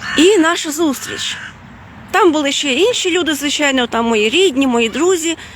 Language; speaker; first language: Ukrainian; non-native, fluent; Lithuanian